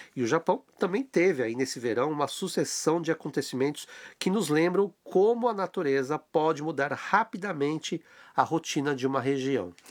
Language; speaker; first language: Portuguese; native; Portuguese